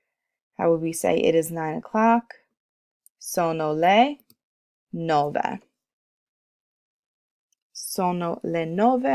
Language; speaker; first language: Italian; non-native, fluent; English